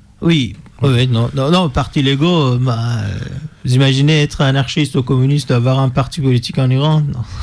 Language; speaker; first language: French; non-native, fluent; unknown